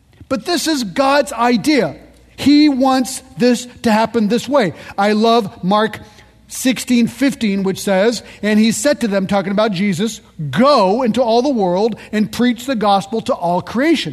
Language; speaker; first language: English; early bilingual, other home language; French